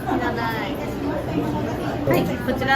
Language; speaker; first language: Japanese; non-native, learner; Thai